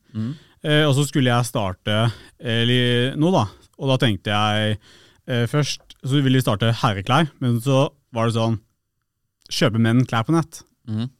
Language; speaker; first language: Norwegian; early bilingual, other home language; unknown